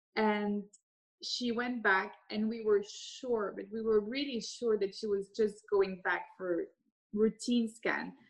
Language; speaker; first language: English; early bilingual, other home language; French